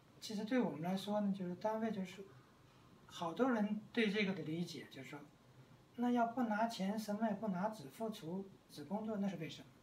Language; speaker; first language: Chinese; native; Chinese